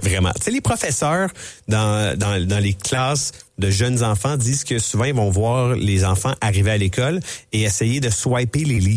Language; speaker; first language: French; native; French